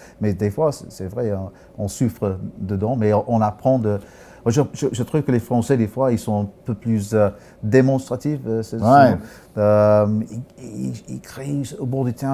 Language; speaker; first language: French; non-native, fluent; English